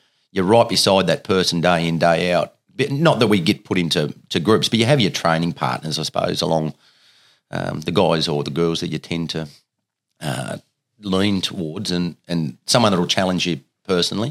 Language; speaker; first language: English; native; English